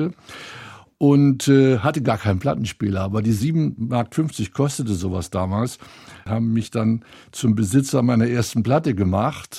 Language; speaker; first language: German; native; German